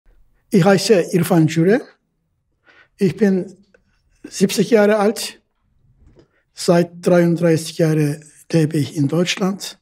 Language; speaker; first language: German; non-native, fluent; Turkish